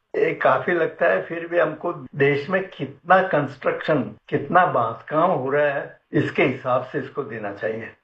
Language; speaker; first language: Hindi; non-native, local second language; Gujarati